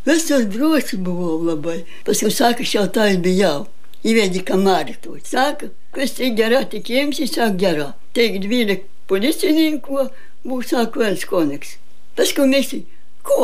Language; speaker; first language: Lithuanian; native; Lithuanian